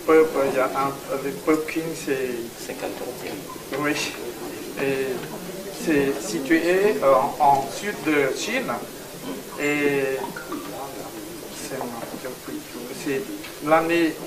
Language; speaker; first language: French; non-native, learner; Chinese